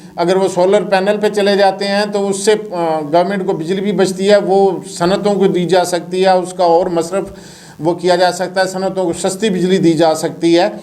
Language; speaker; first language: Urdu; non-native, local second language; Punjabi